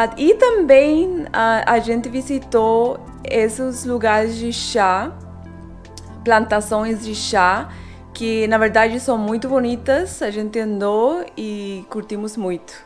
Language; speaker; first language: Portuguese; non-native, fluent; Spanish